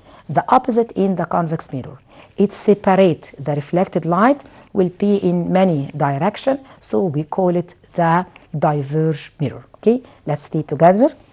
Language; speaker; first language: English; non-native, fluent; Arabic